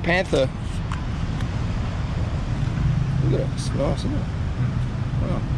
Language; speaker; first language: English; native; English